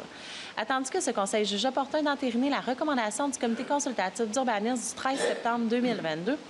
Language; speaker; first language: French; native; French